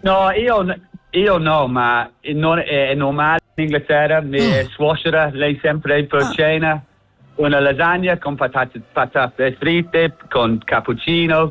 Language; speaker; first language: Italian; non-native, learner; English